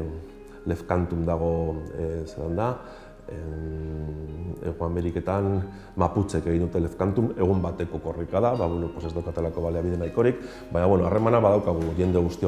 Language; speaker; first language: Basque; native; Basque